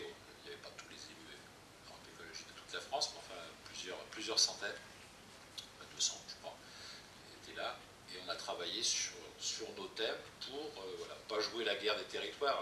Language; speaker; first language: French; native; French